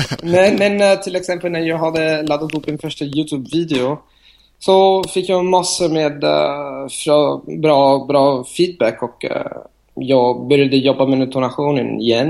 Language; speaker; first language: Swedish; non-native, fluent; Italian